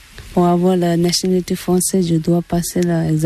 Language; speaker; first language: French; non-native, learner; Tibetan